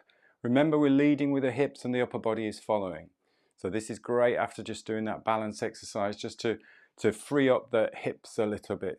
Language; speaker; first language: English; native; English